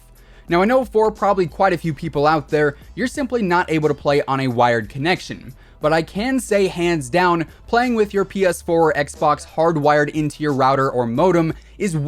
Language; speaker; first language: English; native; English